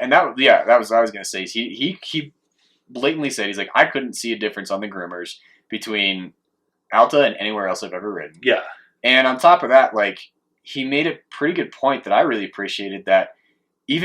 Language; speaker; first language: English; native; English